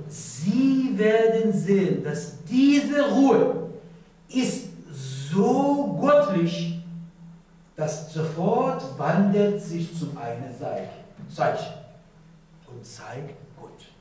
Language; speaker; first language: German; non-native, learner; Persian